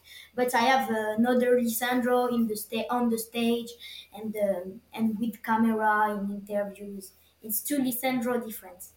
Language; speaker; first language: English; non-native, learner; French